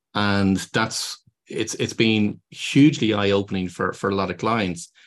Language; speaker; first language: English; native; English